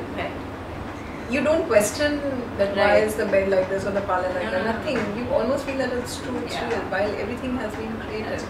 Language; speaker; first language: English; non-native, local second language; Hindi